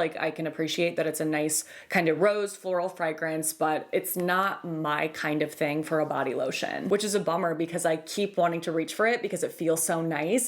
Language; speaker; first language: English; native; English